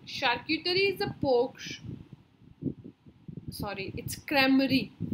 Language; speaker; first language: English; non-native, local second language; Hindi